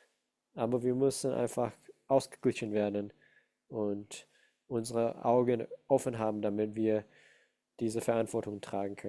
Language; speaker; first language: German; non-native, fluent; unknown